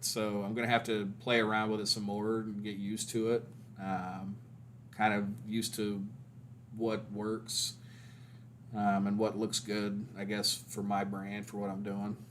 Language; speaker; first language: English; native; English